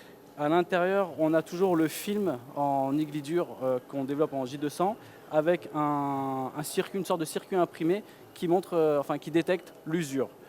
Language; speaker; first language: French; native; French